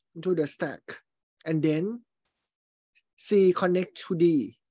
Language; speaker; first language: English; non-native, fluent; Thai